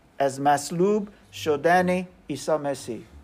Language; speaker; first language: Persian; non-native, learner; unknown